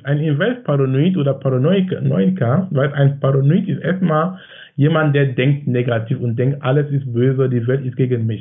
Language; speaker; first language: German; non-native, fluent; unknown